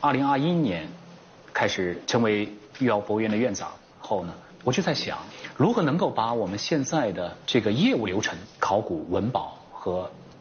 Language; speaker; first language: Chinese; native; Chinese